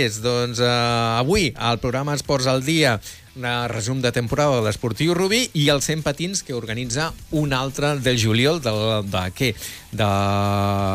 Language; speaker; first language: Catalan; native; Catalan